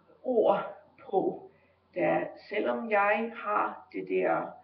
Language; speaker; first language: Danish; early bilingual, heritage; Danish